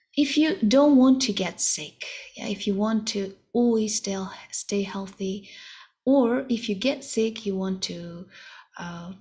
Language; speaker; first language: English; non-native, fluent; Russian